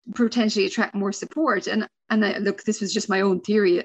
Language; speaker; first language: English; native; English